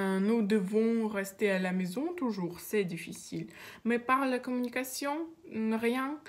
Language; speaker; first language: French; non-native, learner; Russian